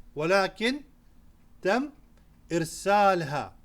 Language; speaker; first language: Arabic; non-native, fluent; Urdu